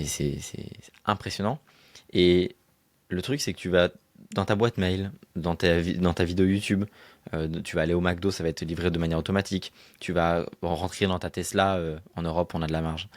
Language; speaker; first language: French; native; French